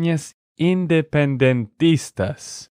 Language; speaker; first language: Spanish; non-native, fluent; English